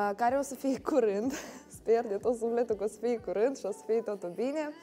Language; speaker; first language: Romanian; native; Romanian